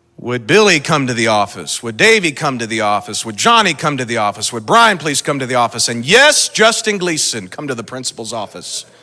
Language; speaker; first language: English; native; English